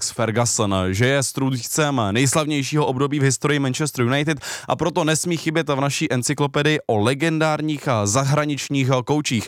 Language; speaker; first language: Czech; native; Czech